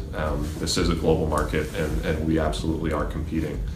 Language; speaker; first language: English; native; English